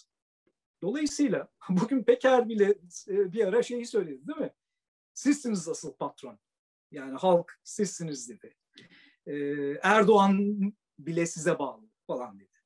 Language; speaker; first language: Turkish; native; Turkish